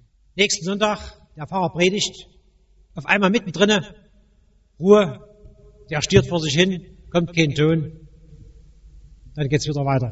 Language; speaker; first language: German; native; German